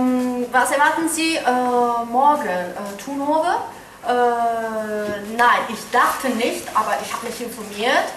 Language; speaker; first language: German; non-native, fluent; Italian